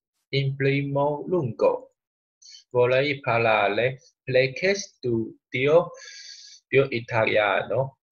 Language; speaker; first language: Italian; non-native, learner; Chinese